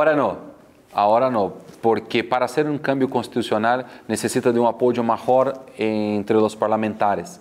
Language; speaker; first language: Spanish; non-native, fluent; Portuguese